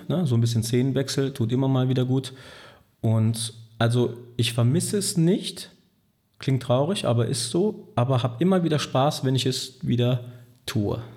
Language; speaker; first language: German; early bilingual, other home language; Turkish